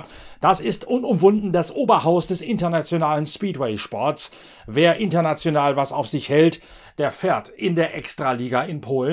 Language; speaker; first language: German; native; German